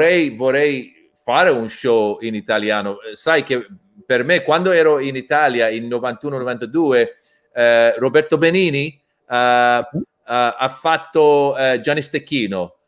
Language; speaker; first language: Italian; non-native, learner; English